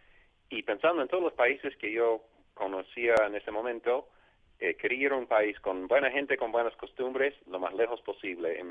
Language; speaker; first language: Spanish; non-native, fluent; English